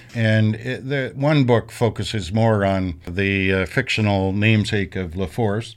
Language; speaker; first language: English; native; English